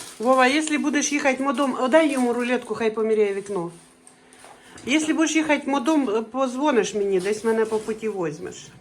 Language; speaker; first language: Ukrainian; native; Ukrainian